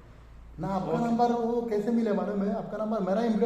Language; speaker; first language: Hindi; non-native, learner; Bangla